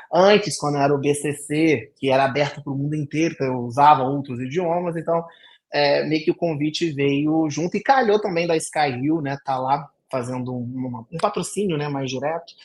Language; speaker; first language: Portuguese; native; Portuguese